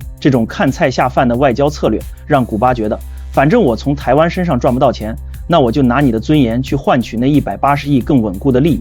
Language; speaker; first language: Chinese; native; Chinese